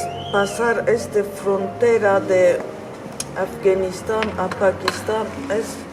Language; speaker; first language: Spanish; non-native, fluent; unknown